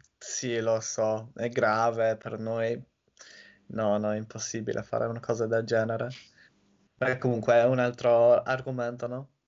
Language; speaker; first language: Italian; non-native, fluent; English